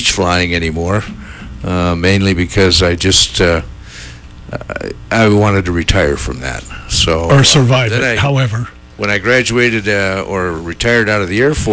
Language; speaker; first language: English; native; English